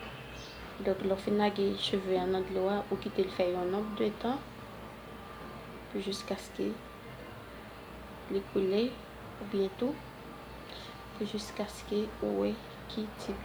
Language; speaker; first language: French; non-native, local second language; Haitian Creole